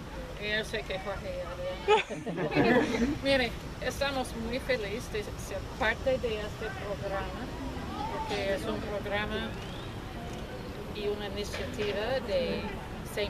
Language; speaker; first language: Spanish; non-native, learner; English